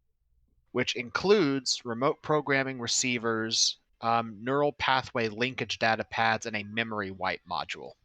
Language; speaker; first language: English; native; English